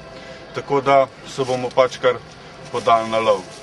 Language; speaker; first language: Slovenian; native; Slovenian